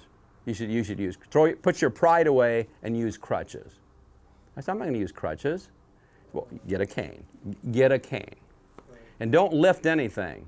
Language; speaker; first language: English; native; English